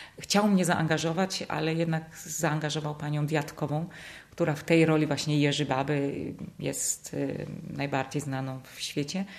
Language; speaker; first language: Polish; early bilingual, heritage; Polish